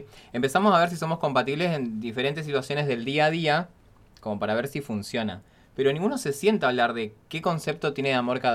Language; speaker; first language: Spanish; native; Spanish